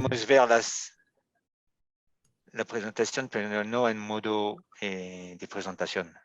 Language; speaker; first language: Spanish; non-native, learner; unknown